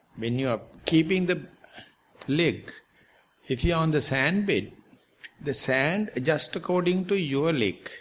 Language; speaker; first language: English; non-native, local second language; Sinhala